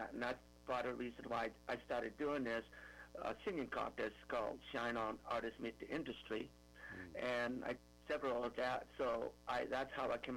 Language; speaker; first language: English; non-native, local second language; Filipino